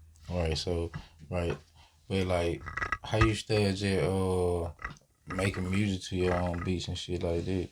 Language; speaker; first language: English; native; English